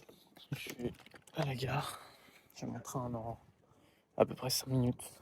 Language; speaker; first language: French; native; French